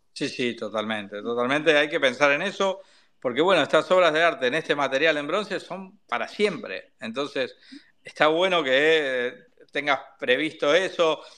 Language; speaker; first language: Spanish; native; Spanish